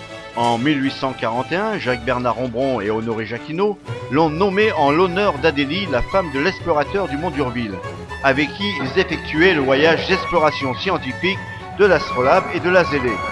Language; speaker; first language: French; native; French